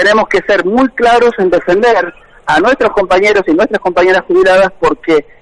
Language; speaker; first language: Spanish; native; Spanish